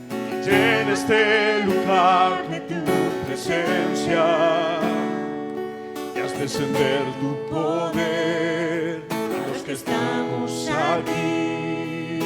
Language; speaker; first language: Spanish; native; Spanish